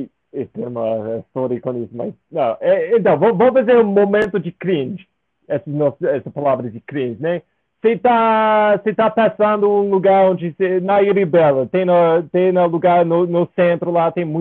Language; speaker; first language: Portuguese; non-native, fluent; English